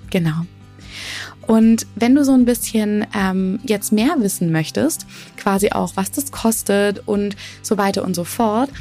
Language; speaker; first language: German; native; German